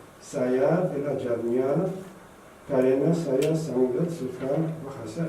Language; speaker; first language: Indonesian; non-native, learner; Polish